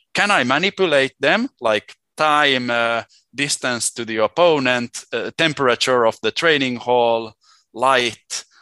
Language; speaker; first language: English; non-native, fluent; Swedish